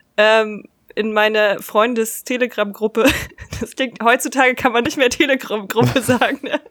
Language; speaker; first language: German; native; German